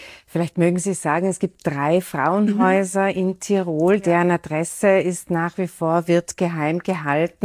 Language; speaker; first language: German; native; German